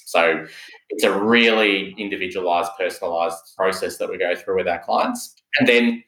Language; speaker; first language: English; native; English